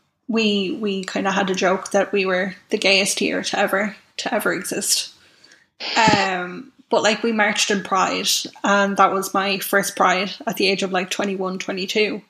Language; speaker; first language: English; native; English